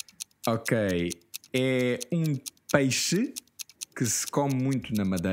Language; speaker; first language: Portuguese; non-native, fluent; English